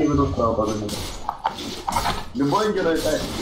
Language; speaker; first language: Russian; non-native, local second language; Yakut